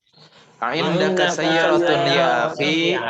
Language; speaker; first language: Arabic; non-native, learner; Indonesian